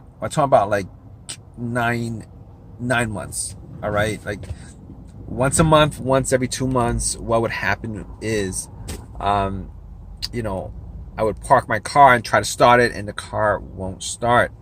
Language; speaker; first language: English; native; English